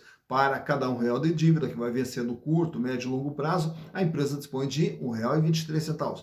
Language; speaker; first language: Portuguese; native; Portuguese